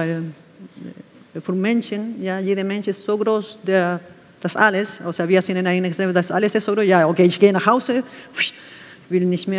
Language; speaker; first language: German; non-native, fluent; Spanish